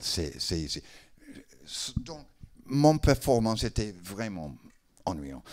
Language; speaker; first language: French; non-native, learner; English